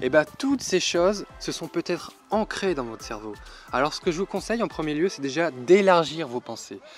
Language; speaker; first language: French; native; French